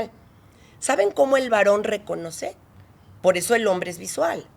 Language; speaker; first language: Spanish; native; Spanish